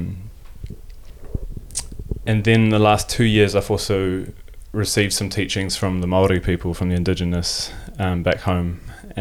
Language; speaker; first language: English; non-native, local second language; German